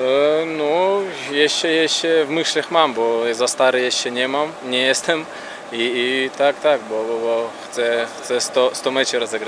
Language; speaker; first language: Polish; non-native, fluent; Latvian